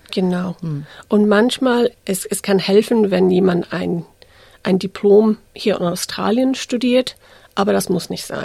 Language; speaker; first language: German; non-native, fluent; English